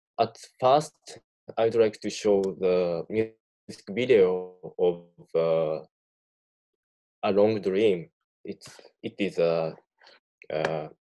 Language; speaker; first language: English; non-native, learner; Japanese